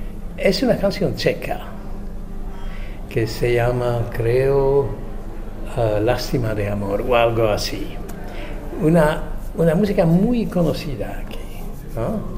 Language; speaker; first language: Spanish; non-native, fluent; Czech